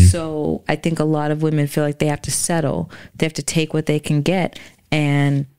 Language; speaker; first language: English; native; English